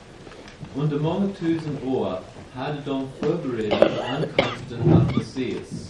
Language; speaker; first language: Swedish; non-native, fluent; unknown